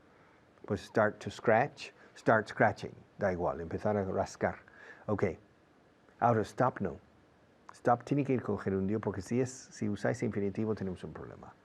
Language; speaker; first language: Spanish; non-native, fluent; English